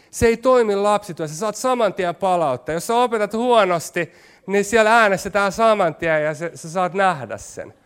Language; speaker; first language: Finnish; native; Finnish